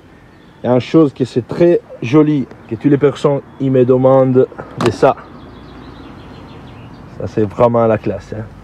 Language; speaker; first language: French; non-native, learner; Italian